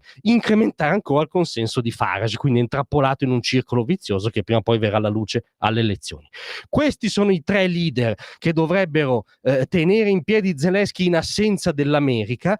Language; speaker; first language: Italian; native; Italian